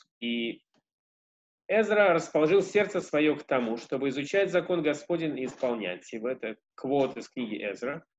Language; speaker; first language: Russian; early bilingual, heritage; Russian